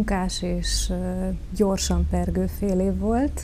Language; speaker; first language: Hungarian; native; Hungarian